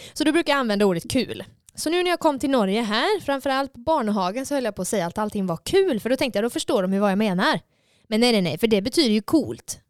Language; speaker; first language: Swedish; native; Swedish